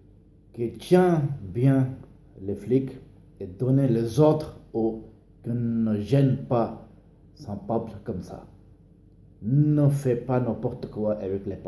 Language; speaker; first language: French; non-native, learner; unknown